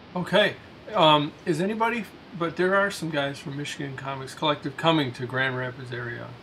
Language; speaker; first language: English; native; English